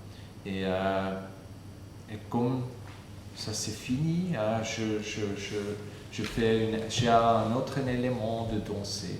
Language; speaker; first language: French; non-native, fluent; German